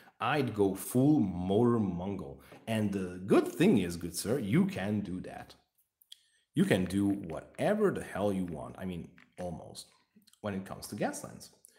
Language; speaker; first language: English; non-native, fluent; Hungarian